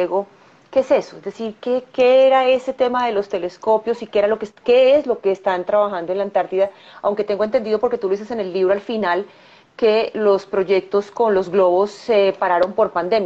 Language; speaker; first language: Spanish; native; Spanish